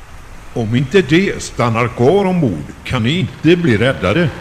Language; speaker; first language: Swedish; native; Swedish